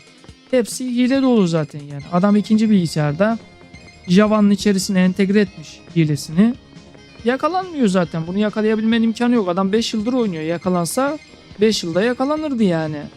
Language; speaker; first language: Turkish; native; Turkish